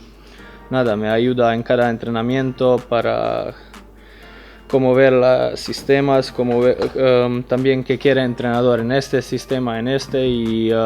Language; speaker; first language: Spanish; non-native, fluent; Slovenian